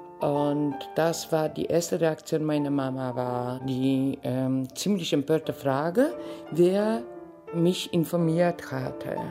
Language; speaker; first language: German; non-native, fluent; Polish